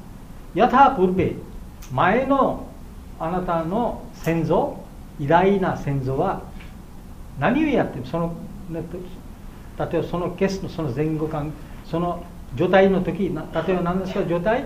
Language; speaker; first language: Japanese; non-native, learner; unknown